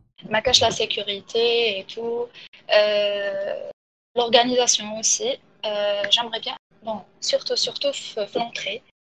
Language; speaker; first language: French; non-native, local second language; Arabic